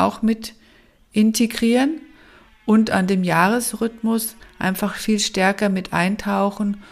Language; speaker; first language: German; native; German